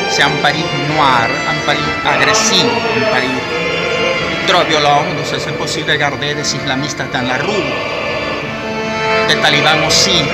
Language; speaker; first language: French; non-native, learner; Spanish